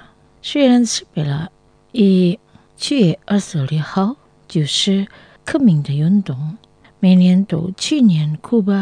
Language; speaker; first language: Chinese; non-native, fluent; Indonesian